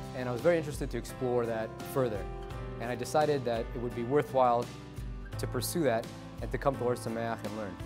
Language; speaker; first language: English; native; English